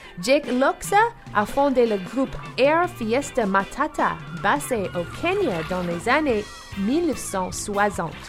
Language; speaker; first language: French; non-native, local second language; English